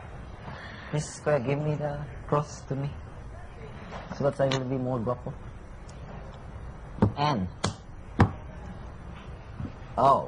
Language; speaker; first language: English; non-native, learner; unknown